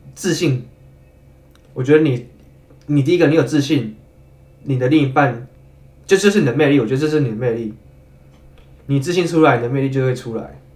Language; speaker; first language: Chinese; native; Chinese